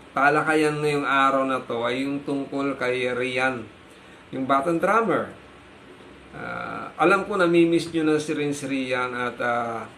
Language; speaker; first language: Filipino; native; Filipino